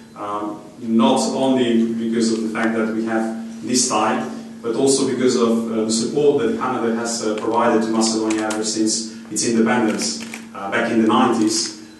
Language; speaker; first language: English; non-native, fluent; Macedonian